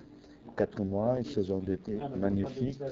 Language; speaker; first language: French; non-native, fluent; Italian